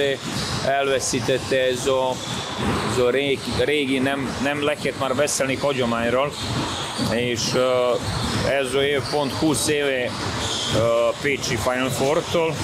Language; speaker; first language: Hungarian; non-native, fluent; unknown